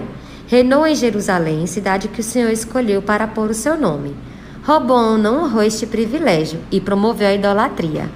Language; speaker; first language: Portuguese; native; Portuguese